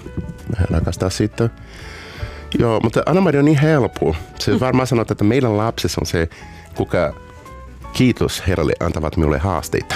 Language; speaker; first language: Finnish; non-native, learner; Portuguese